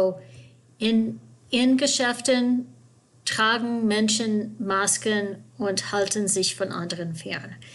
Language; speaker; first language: German; non-native, fluent; English